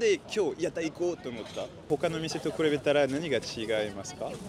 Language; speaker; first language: Japanese; non-native, learner; French